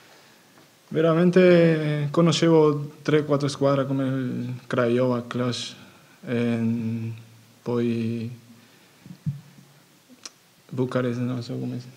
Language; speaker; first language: Italian; non-native, fluent; Spanish